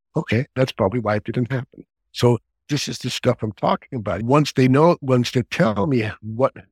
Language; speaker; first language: English; non-native, fluent; German